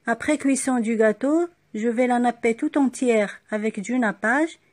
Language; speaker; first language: French; non-native, local second language; Arabic